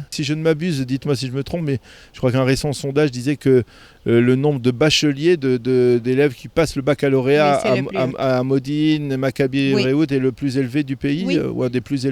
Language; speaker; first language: French; native; French